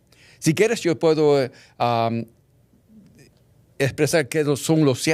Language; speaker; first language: Spanish; early bilingual, heritage; English